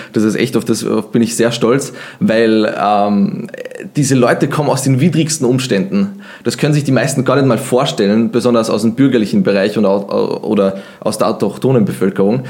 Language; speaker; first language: German; early bilingual, other home language; Bosnian